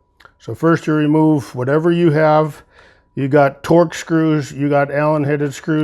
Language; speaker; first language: English; native; English